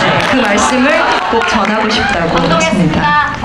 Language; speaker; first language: Korean; native; Korean